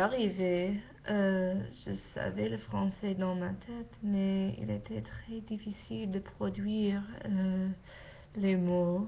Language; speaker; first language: French; non-native, learner; English